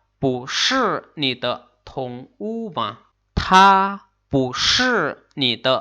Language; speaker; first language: Chinese; non-native, learner; Lao